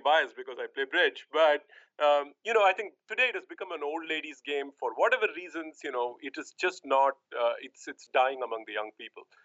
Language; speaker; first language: English; non-native, local second language; Tamil